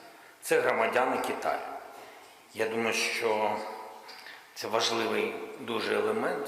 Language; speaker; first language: Ukrainian; non-native, local second language; Russian